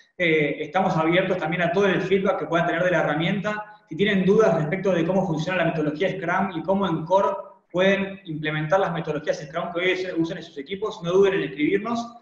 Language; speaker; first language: Spanish; native; Spanish